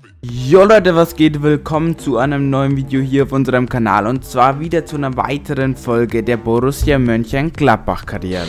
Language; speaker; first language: German; native; German